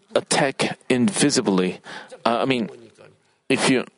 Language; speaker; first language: English; non-native, fluent; Korean